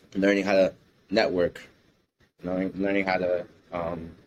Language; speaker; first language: English; native; English